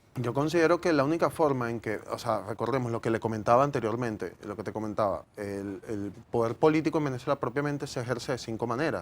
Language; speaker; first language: Spanish; native; Spanish